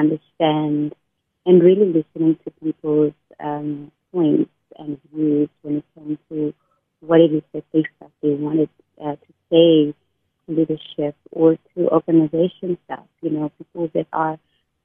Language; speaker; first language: English; non-native, local second language; Xhosa